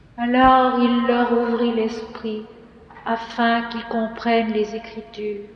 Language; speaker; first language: French; native; French